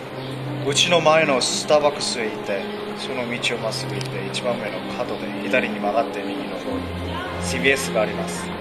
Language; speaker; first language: Japanese; non-native, learner; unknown